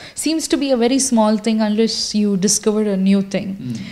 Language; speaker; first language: English; non-native, local second language; Kannada